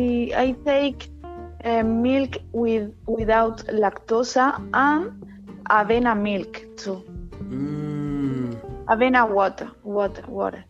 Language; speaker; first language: English; non-native, learner; Spanish